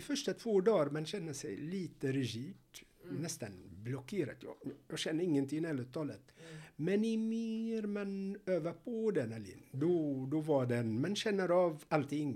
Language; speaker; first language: Swedish; non-native, fluent; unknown